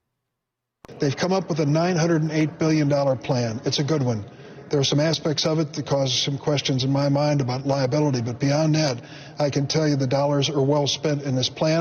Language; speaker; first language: English; native; English